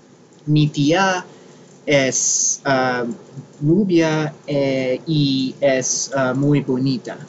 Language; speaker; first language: Spanish; non-native, learner; English